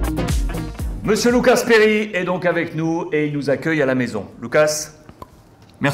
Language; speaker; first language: French; native; French